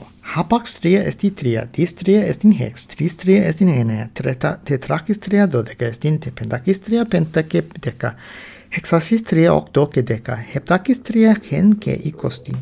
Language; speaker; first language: Greek; non-native, learner; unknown